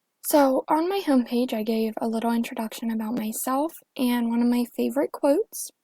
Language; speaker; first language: English; native; English